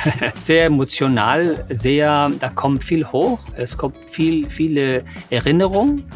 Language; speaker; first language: German; non-native, fluent; English